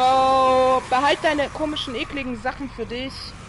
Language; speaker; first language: German; native; German